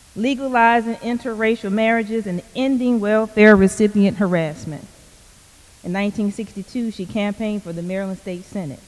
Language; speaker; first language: English; native; English